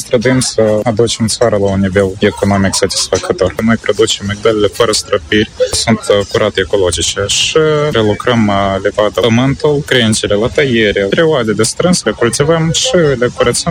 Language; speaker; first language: Romanian; native; Romanian